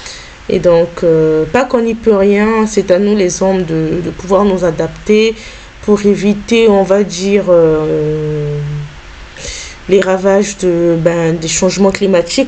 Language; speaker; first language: French; native; French